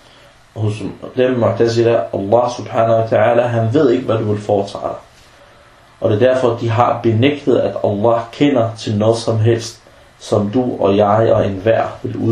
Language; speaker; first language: Danish; non-native, fluent; Arabic